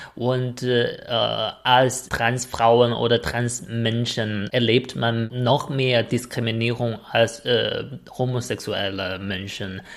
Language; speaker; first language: German; non-native, fluent; Chinese